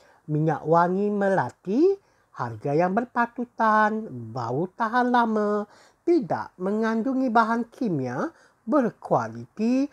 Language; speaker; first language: Malay; native; Malay